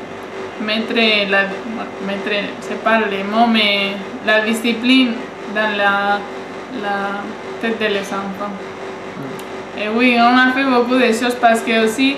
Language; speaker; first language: French; non-native, learner; Spanish